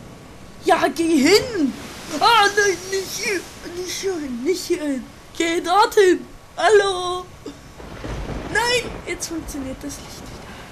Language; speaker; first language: German; native; German